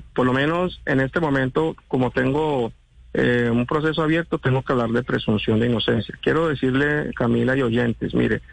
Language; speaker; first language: Spanish; non-native, local second language; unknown